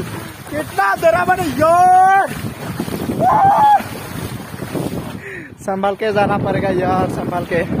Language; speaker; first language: Hindi; non-native, local second language; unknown